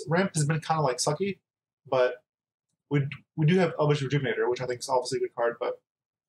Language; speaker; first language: English; native; English